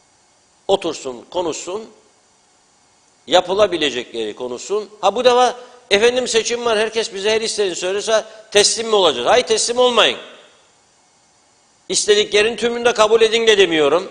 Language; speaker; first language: Turkish; native; Turkish